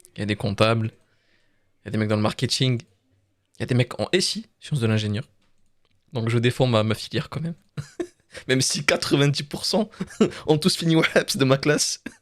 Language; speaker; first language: French; native; French